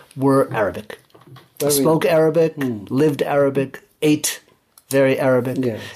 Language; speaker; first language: English; early bilingual, other home language; Spanish